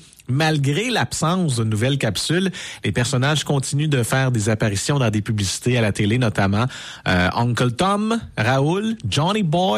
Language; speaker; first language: French; native; French